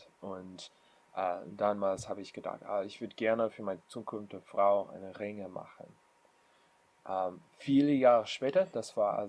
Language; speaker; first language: German; non-native, learner; English